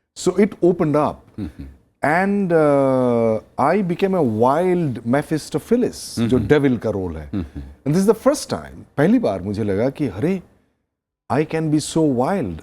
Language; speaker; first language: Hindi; non-native, local second language; Assamese